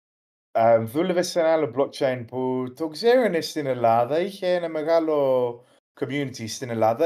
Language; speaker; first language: Greek; early bilingual, heritage; English